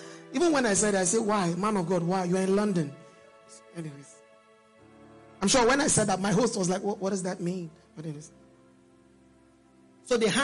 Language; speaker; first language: English; non-native, local second language; Yoruba